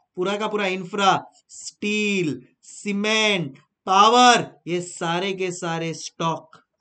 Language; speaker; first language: Hindi; native; Hindi